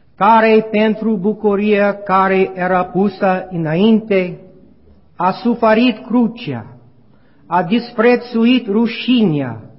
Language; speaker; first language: Romanian; non-native, learner; English